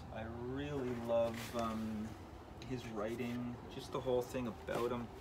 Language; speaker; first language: English; native; English